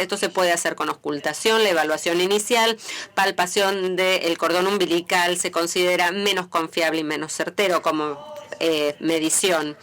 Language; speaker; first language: Spanish; native; Spanish